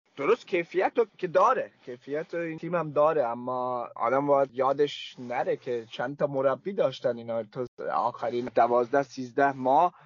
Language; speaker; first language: Persian; early bilingual, heritage; Persian